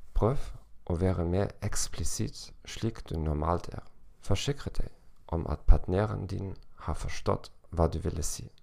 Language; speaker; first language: Norwegian; non-native, learner; German